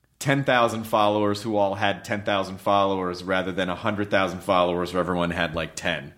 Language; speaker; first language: English; native; English